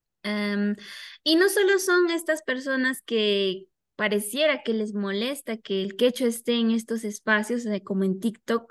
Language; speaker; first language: Spanish; non-native, local second language; Quechua